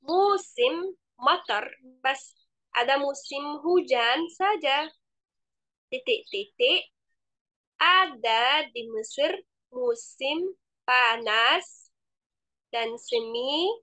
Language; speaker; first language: Indonesian; non-native, fluent; Arabic